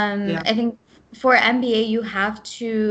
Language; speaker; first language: English; early bilingual, other home language; Gujarati